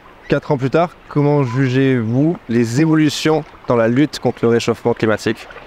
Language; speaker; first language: French; native; French